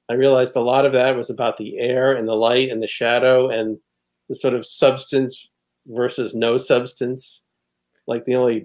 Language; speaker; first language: English; native; English